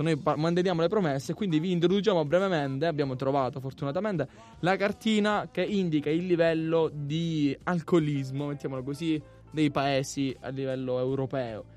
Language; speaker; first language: Italian; native; Italian